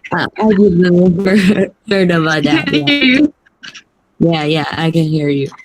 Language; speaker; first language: English; non-native, learner; Chinese